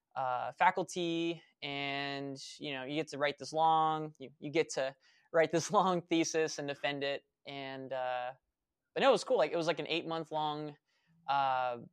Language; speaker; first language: English; native; English